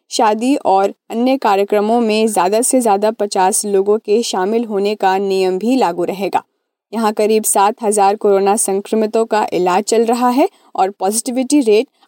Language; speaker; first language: Hindi; native; Hindi